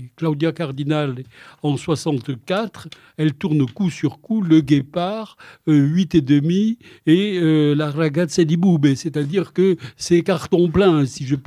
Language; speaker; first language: French; native; French